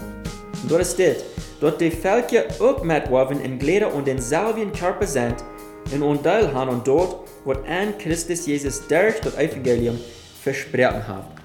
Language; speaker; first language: German; non-native, learner; Afrikaans